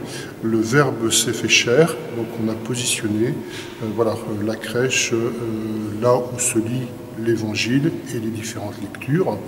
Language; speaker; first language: French; native; French